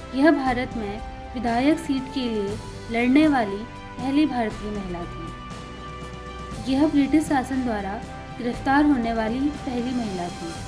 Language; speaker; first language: Hindi; native; Hindi